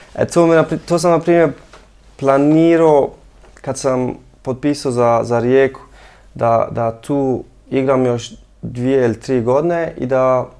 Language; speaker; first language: Croatian; early bilingual, heritage; Croatian